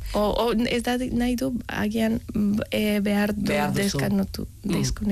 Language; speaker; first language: Basque; non-native, learner; Spanish